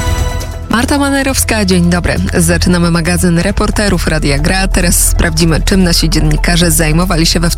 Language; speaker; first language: Polish; native; Polish